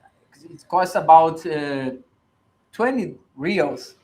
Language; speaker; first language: English; non-native, learner; Portuguese